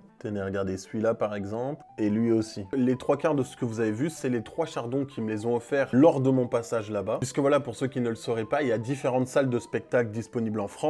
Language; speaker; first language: French; native; French